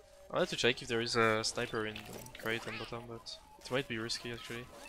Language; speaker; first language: English; non-native, fluent; French